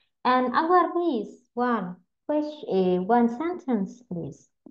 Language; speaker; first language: English; non-native, fluent; Indonesian